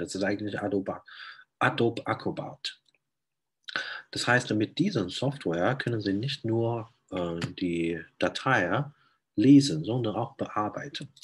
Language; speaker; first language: German; non-native, fluent; Chinese